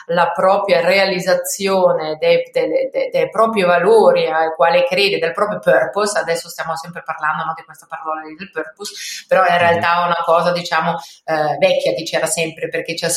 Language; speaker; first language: Italian; non-native, fluent; German